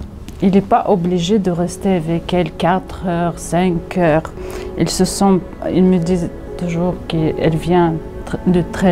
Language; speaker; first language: French; non-native, fluent; Russian